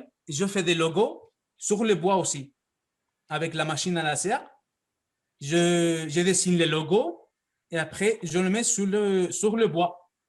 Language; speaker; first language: French; non-native, fluent; Spanish